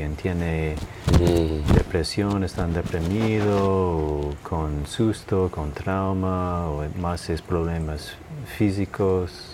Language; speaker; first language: Spanish; non-native, fluent; English